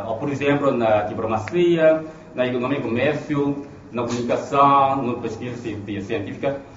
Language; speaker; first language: Portuguese; non-native, fluent; Chinese